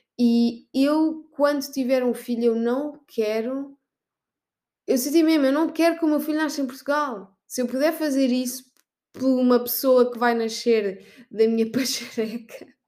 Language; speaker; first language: Portuguese; native; Portuguese